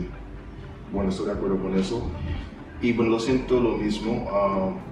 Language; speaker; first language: Spanish; non-native, learner; English